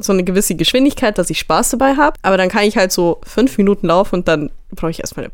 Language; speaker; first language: German; native; German